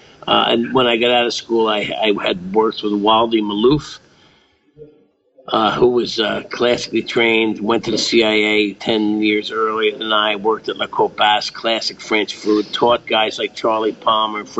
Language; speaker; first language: English; native; English